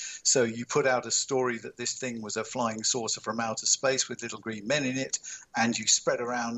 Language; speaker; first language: English; native; English